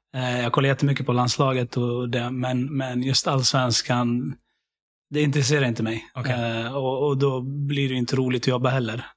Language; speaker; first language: Swedish; early bilingual, other home language; Syriac